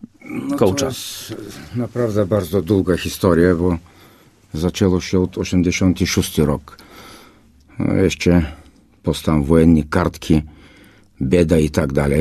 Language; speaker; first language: Polish; non-native, fluent; Bulgarian